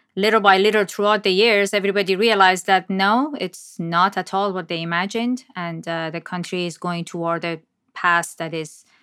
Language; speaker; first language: English; non-native, fluent; Persian